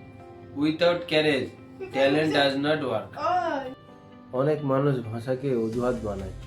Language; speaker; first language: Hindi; non-native, local second language; Bangla